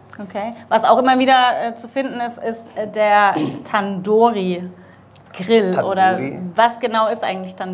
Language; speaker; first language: German; native; German